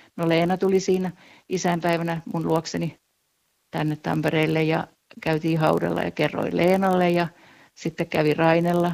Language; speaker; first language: Finnish; native; Finnish